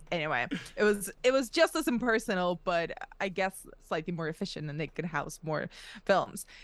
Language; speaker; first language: English; early bilingual, other home language; Russian